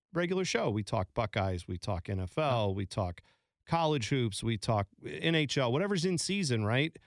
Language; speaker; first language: English; native; English